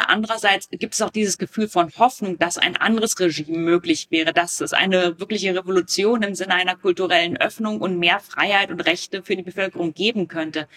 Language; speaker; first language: German; native; German